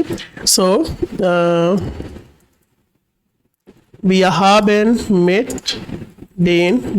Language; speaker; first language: German; non-native, learner; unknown